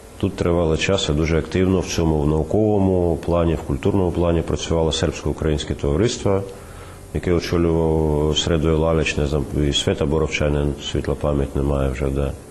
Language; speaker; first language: Ukrainian; native; Ukrainian